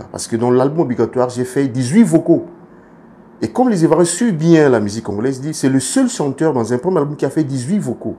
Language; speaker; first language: French; non-native, local second language; Lingala